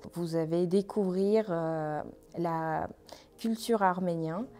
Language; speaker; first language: French; non-native, learner; Armenian